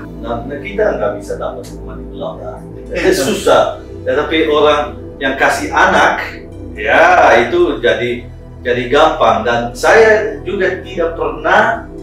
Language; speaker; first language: Indonesian; non-native, fluent; Dutch